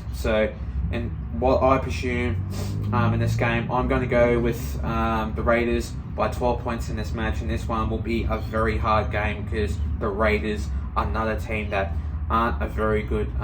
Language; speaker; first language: English; native; English